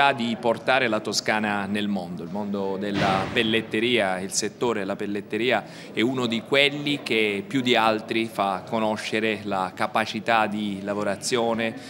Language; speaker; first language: Italian; native; Italian